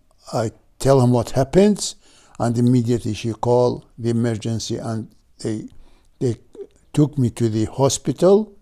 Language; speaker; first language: English; non-native, fluent; Arabic